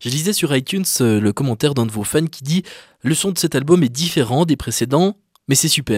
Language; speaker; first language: French; native; French